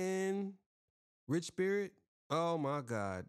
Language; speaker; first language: English; native; English